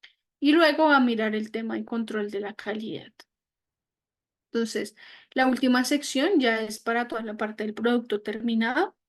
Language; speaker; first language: Spanish; native; Spanish